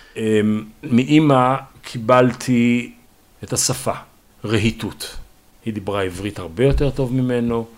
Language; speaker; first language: Hebrew; native; Hebrew